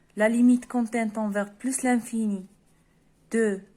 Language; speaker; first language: French; non-native, local second language; Arabic